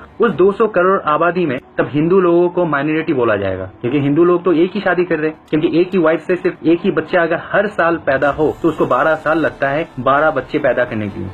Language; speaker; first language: Urdu; non-native, fluent; Bangla